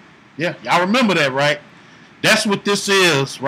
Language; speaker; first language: English; native; English